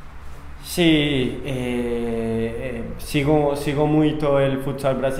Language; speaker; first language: Portuguese; non-native, learner; Spanish